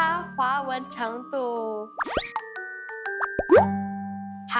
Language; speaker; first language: Chinese; non-native, local second language; English